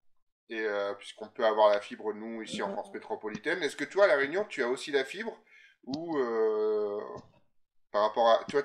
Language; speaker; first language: French; native; French